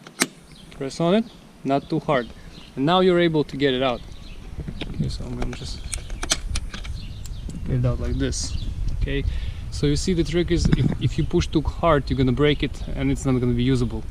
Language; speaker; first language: English; non-native, fluent; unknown